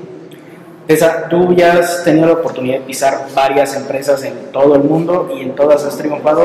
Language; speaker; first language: Spanish; native; Spanish